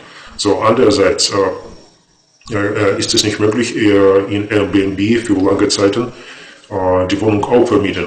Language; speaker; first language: German; non-native, fluent; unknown